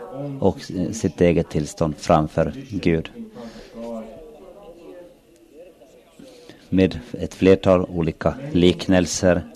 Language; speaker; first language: Swedish; non-native, local second language; Finnish